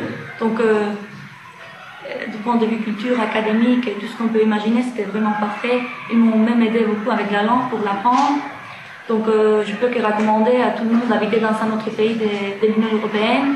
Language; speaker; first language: French; non-native, fluent; Spanish